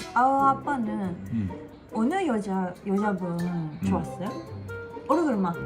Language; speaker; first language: Korean; non-native, learner; Japanese